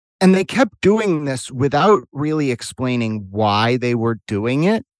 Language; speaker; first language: English; native; English